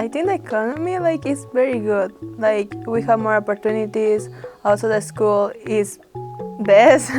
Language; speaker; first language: English; non-native, local second language; Spanish